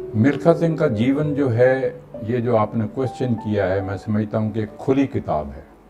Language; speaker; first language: Urdu; non-native, local second language; Punjabi